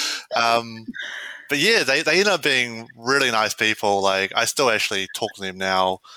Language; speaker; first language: English; native; English